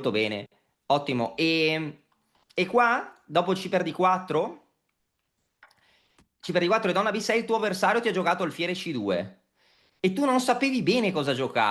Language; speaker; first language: Italian; native; Italian